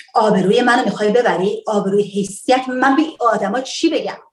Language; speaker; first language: Persian; early bilingual, heritage; Persian